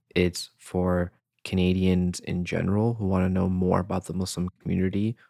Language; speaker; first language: English; native; English